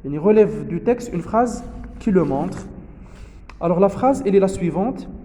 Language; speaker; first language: French; non-native, local second language; Arabic